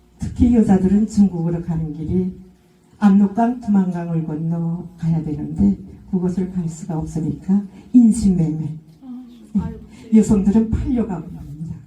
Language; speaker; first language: Korean; native; Korean